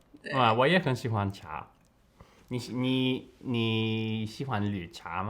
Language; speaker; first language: Chinese; non-native, learner; English